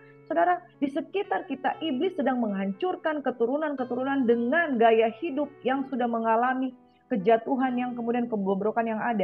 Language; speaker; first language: Indonesian; native; Indonesian